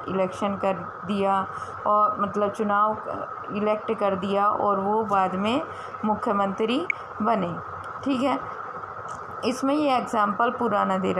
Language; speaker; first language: Hindi; native; Hindi